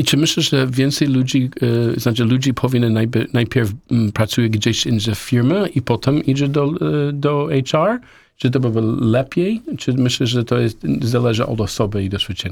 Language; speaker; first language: Polish; non-native, learner; English